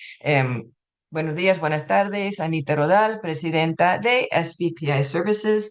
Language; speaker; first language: Spanish; non-native, fluent; English